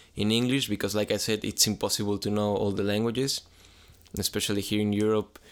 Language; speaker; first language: English; non-native, fluent; Spanish